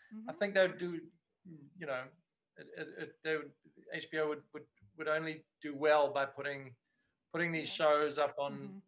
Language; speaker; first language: English; native; English